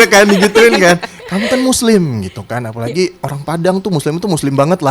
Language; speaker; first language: Indonesian; native; Indonesian